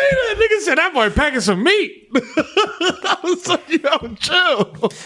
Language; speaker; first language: English; early bilingual, other home language; Spanish